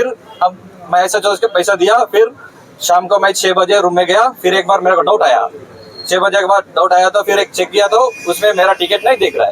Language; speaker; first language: Hindi; non-native, local second language; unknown